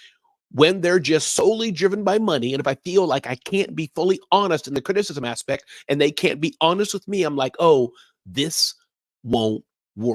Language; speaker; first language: English; native; English